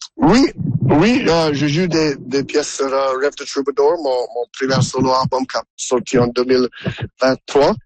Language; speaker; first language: French; non-native, local second language; English